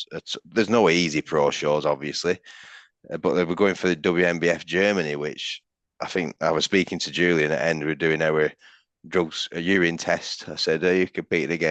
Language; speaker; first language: English; native; English